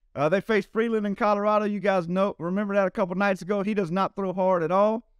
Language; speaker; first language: English; native; English